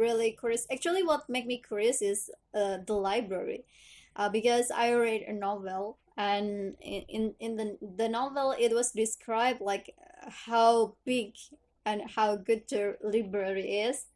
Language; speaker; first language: English; non-native, learner; Indonesian